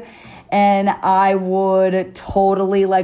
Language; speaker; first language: English; native; English